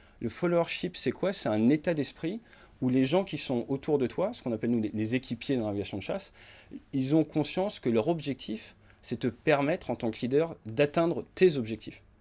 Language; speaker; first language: French; native; French